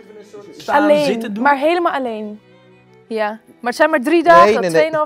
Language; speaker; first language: Dutch; native; Dutch